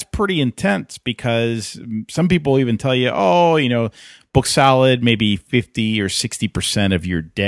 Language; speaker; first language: English; native; English